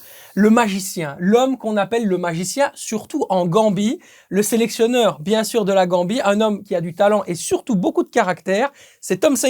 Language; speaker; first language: French; native; French